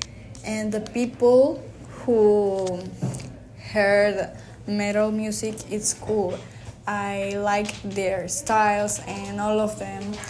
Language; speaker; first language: English; non-native, learner; Spanish